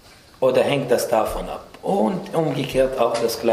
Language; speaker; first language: German; non-native, fluent; Arabic